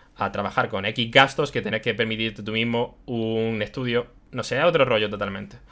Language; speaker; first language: Spanish; early bilingual, other home language; German